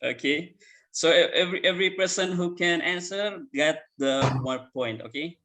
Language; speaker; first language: English; non-native, fluent; Indonesian